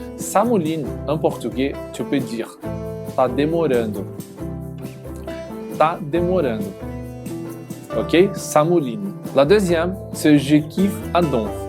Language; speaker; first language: French; non-native, learner; Portuguese